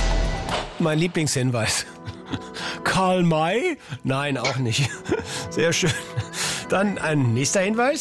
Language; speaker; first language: German; native; German